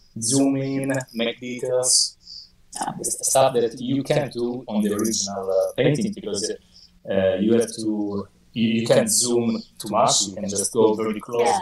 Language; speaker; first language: English; non-native, fluent; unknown